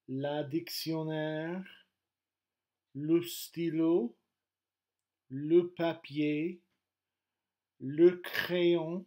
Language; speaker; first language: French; non-native, fluent; English